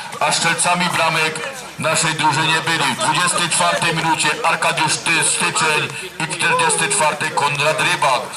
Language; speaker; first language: Polish; native; Polish